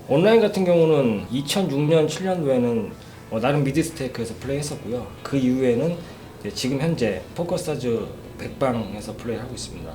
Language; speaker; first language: Korean; native; Korean